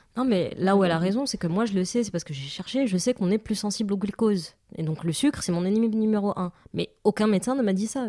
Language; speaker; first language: French; non-native, local second language; Arabic